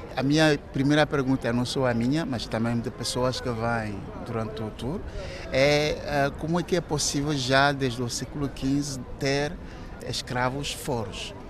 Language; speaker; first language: Portuguese; non-native, fluent; Ewe